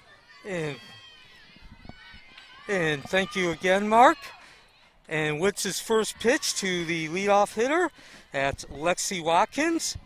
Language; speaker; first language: English; native; English